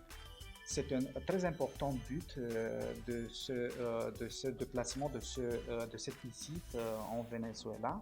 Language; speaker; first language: French; non-native, fluent; Romanian